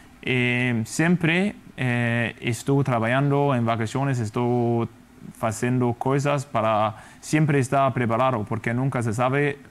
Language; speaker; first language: Spanish; non-native, fluent; Danish